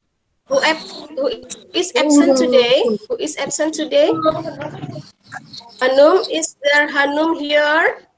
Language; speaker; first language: English; non-native, fluent; Indonesian